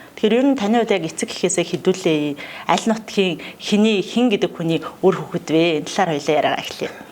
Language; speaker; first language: Mongolian; native; Mongolian